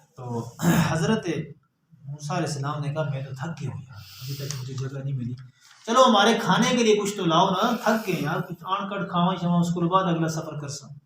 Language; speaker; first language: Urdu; non-native, local second language; Northern Hindko